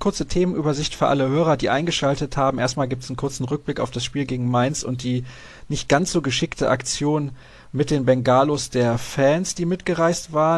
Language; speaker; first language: German; native; German